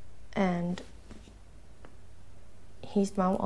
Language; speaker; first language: English; non-native, learner; Thai